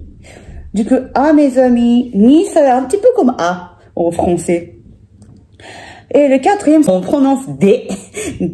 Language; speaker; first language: French; non-native, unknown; Japanese